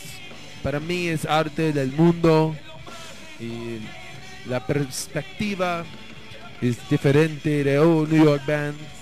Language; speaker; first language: Spanish; non-native, learner; English